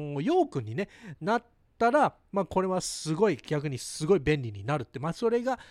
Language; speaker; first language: Japanese; early bilingual, heritage; Japanese